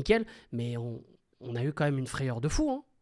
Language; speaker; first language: French; native; French